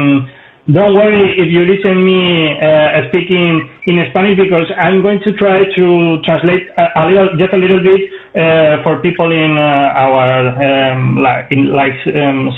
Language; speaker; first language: English; non-native, learner; Spanish